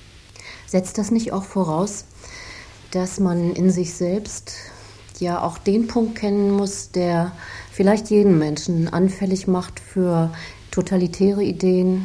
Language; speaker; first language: German; native; German